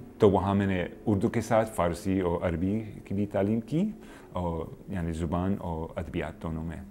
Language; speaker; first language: Urdu; non-native, fluent; English